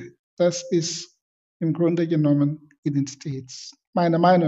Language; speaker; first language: German; non-native, fluent; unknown